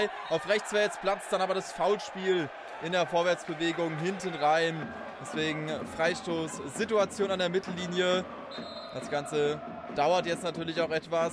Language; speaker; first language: German; native; German